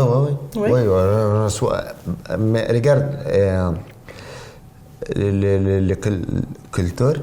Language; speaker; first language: French; non-native, learner; Arabic